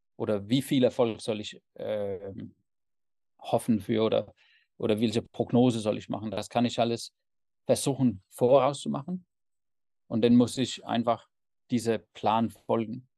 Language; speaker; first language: German; non-native, fluent; Danish